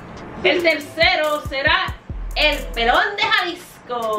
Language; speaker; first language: Spanish; native; Spanish